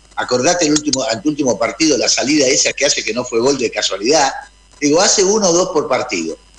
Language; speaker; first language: Spanish; native; Spanish